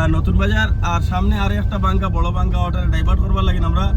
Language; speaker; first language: Bangla; non-native, local second language; Sylheti